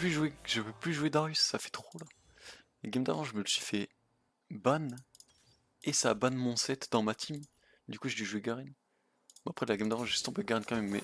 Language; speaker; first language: French; native; French